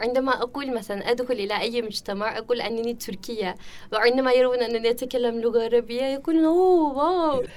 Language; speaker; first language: Arabic; non-native, fluent; Turkish